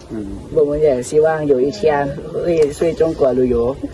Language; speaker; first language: Chinese; non-native, learner; Lao